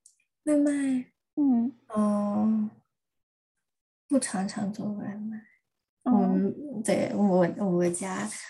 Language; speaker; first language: Chinese; early bilingual, heritage; Chinese